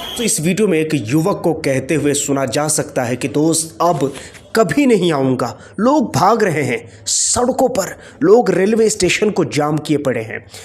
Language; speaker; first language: Hindi; native; Hindi